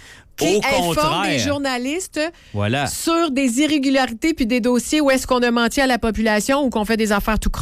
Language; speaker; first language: French; native; French